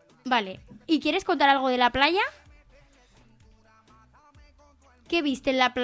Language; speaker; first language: Spanish; native; Spanish